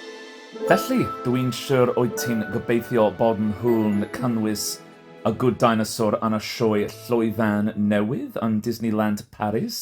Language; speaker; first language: Welsh; non-native, fluent; English